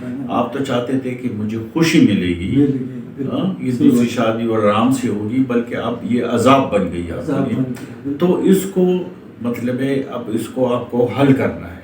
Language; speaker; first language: Urdu; native; Urdu